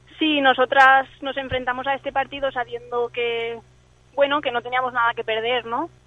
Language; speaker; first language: Spanish; early bilingual, other home language; English